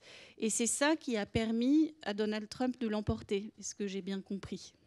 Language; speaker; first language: French; native; French